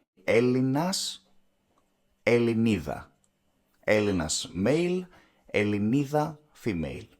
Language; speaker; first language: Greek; non-native, learner; English